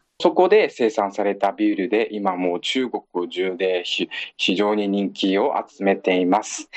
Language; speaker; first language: Japanese; non-native, fluent; Uyghur